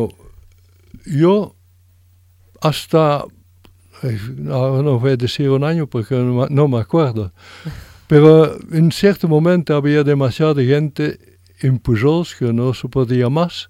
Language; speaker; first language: Spanish; non-native, fluent; French